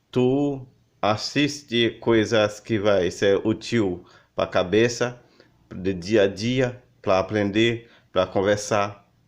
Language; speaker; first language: Portuguese; non-native, learner; Haitian Creole